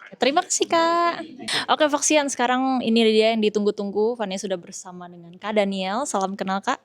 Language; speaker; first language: Indonesian; native; Indonesian